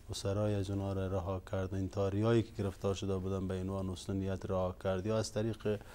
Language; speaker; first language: Persian; non-native, local second language; Uzbek